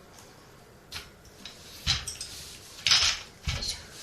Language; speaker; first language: Japanese; native; Japanese